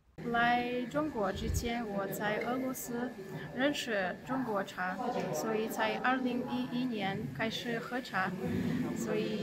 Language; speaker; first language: Chinese; non-native, learner; Russian